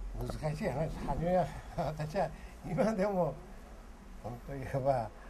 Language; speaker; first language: Japanese; early bilingual, other home language; Korean